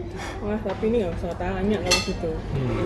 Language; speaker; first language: Indonesian; native; Indonesian